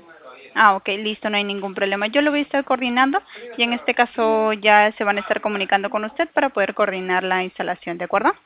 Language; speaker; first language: Spanish; native; Spanish